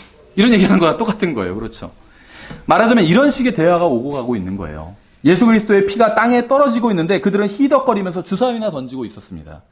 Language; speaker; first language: Korean; native; Korean